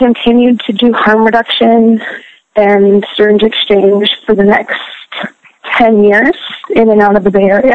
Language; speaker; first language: English; native; English